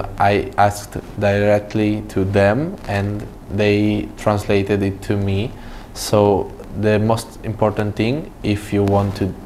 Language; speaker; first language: English; non-native, fluent; Italian